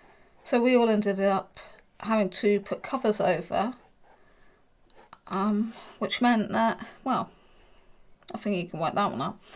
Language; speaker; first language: English; native; English